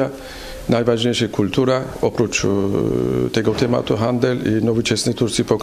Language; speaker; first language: Polish; non-native, learner; Turkish